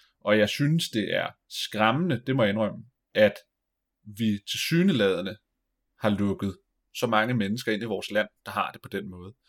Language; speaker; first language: Danish; native; Danish